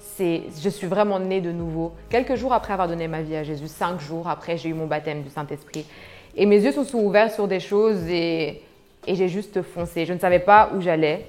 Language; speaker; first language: French; early bilingual, other home language; Arabic